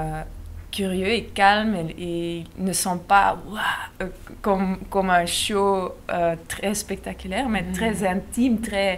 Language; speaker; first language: French; non-native, local second language; Dutch